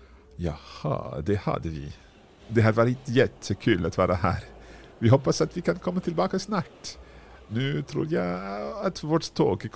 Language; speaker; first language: Swedish; non-native, learner; English